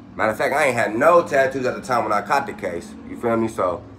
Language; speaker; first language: English; native; English